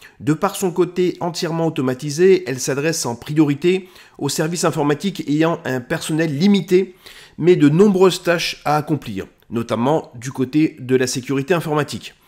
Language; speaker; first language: French; native; French